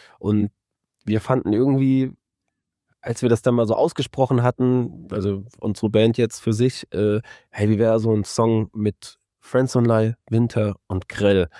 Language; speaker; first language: German; native; German